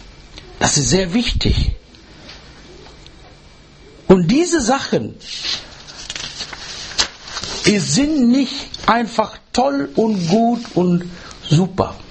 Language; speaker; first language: German; non-native, learner; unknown